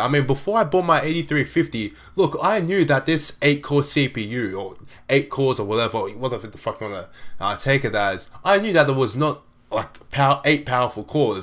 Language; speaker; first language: English; native; English